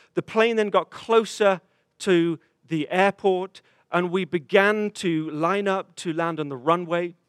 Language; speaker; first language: English; native; English